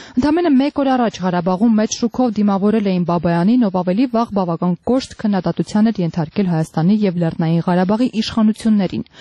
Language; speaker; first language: Armenian; native; Armenian